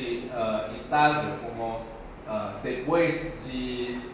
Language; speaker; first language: Portuguese; non-native, fluent; Chinese